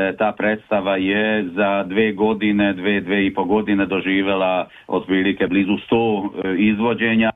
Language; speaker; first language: Serbian; early bilingual, heritage; Serbian